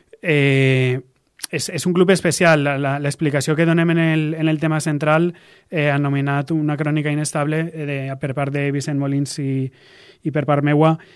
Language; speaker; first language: Catalan; native; Catalan